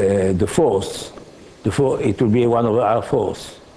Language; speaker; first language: English; non-native, fluent; Hebrew